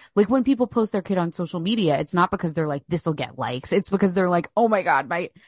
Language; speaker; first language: English; native; English